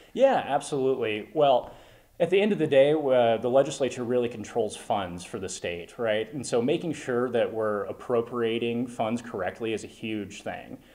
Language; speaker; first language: English; native; English